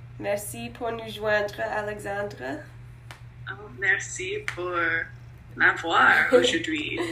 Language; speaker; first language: French; non-native, learner; English